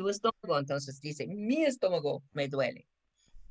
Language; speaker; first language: Spanish; non-native, fluent; English